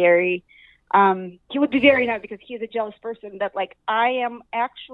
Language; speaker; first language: English; non-native, fluent; Russian